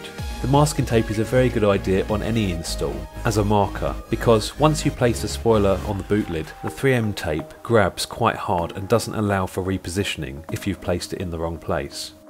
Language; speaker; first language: English; native; English